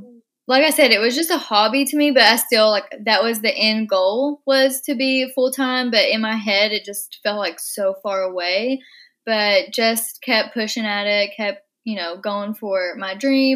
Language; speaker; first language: English; native; English